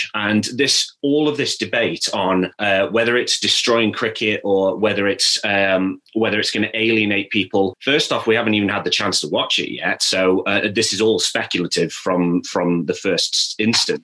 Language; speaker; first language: English; native; English